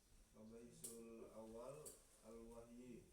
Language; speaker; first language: Arabic; non-native, learner; Indonesian